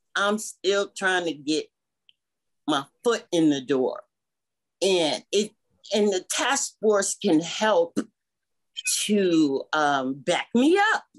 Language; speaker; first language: English; native; English